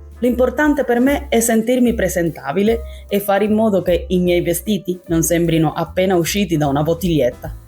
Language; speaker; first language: Italian; non-native, fluent; Spanish